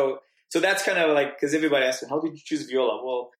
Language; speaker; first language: English; non-native, fluent; Romanian